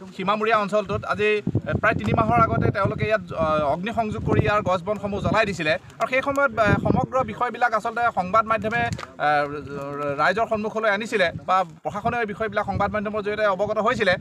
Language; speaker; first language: Assamese; native; Assamese